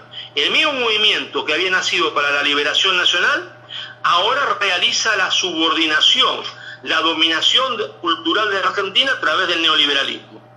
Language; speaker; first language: Spanish; native; Spanish